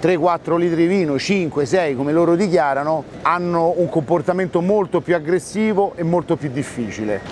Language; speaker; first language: Italian; native; Italian